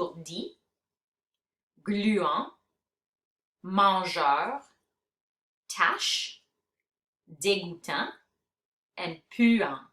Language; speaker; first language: French; non-native, fluent; English